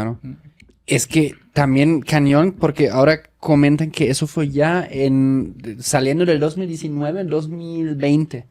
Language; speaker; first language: Spanish; native; Spanish